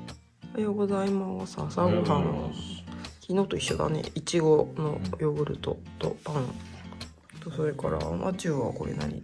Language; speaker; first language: Japanese; native; Japanese